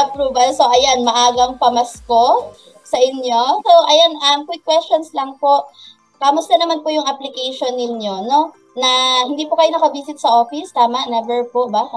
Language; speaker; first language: Filipino; native; Filipino